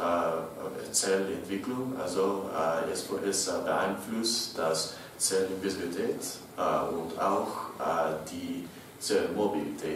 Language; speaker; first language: German; non-native, learner; English